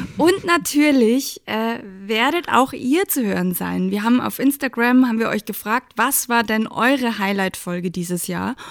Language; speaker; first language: German; native; German